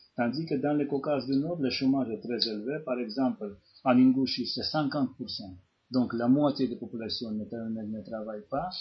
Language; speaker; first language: French; non-native, fluent; Georgian